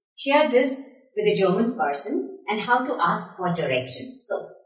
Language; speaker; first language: English; non-native, local second language; Hindi